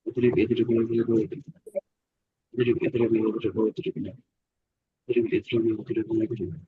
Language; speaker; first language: Arabic; non-native, learner; Bangla